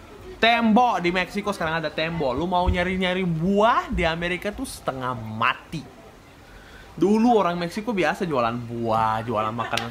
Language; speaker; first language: Indonesian; non-native, fluent; Russian